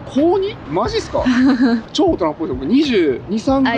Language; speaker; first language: Japanese; native; Japanese